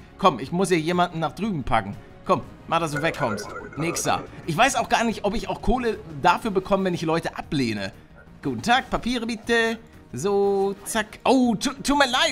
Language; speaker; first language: German; native; German